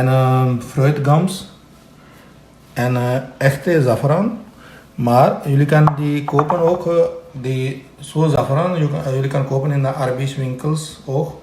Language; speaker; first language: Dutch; non-native, learner; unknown